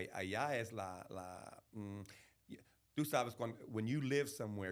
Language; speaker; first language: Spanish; early bilingual, heritage; English